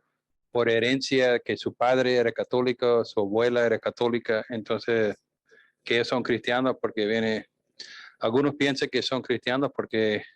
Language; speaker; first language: Spanish; non-native, fluent; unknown